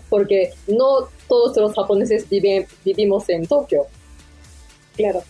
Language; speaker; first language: Spanish; non-native, learner; Japanese